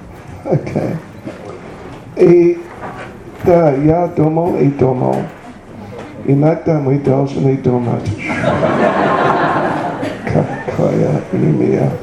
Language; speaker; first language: Russian; non-native, learner; English